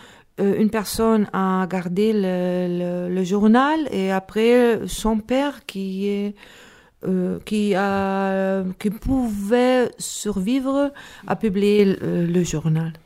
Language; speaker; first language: French; non-native, learner; Spanish